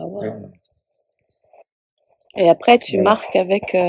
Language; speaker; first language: French; native; French